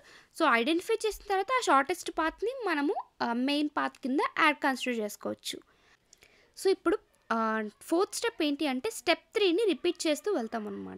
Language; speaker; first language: Telugu; native; Telugu